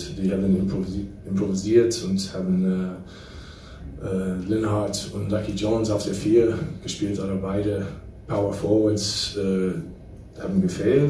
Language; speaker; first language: German; non-native, fluent; English